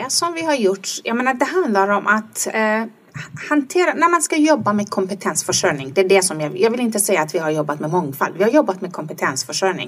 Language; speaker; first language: Swedish; non-native, fluent; Persian